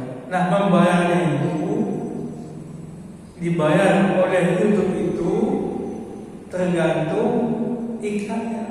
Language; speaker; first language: Indonesian; native; Indonesian